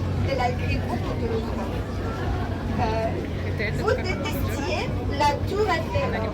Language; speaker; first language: French; non-native, fluent; Russian